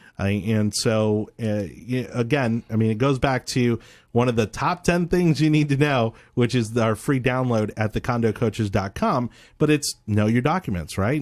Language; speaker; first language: English; native; English